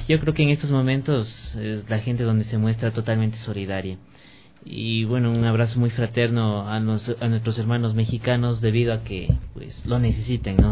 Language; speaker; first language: Spanish; native; Spanish